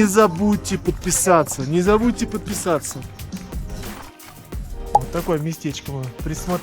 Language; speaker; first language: Russian; native; Russian